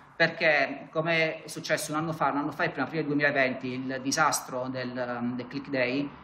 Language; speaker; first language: Italian; native; Italian